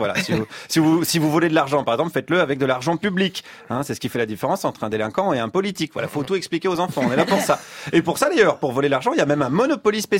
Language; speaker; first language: French; native; French